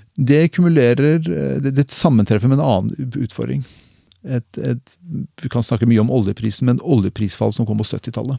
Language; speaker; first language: Norwegian; early bilingual, other home language; Persian